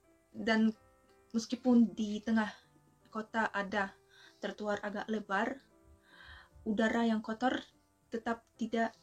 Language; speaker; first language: Indonesian; non-native, fluent; Russian